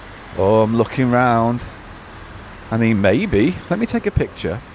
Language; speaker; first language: English; native; English